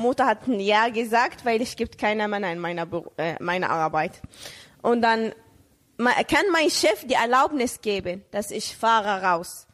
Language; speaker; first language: German; non-native, learner; Arabic